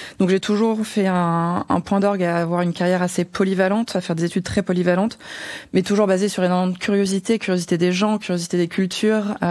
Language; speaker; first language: French; native; French